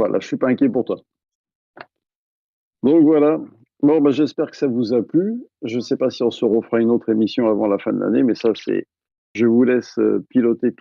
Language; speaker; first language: French; native; French